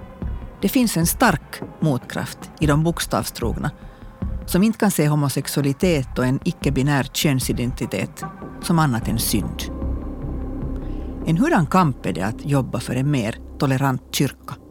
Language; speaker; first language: Swedish; native; Swedish